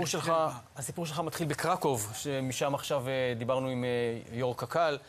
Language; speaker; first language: Hebrew; native; Hebrew